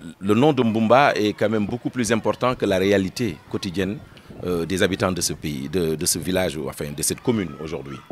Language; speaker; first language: French; non-native, local second language; Fula